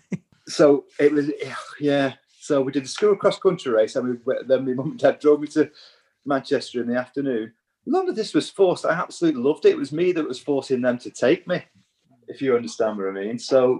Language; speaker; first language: English; native; English